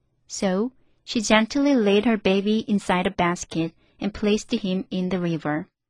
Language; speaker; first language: English; non-native, fluent; Korean